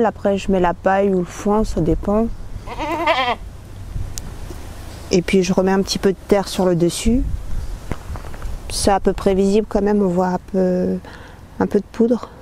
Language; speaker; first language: French; native; French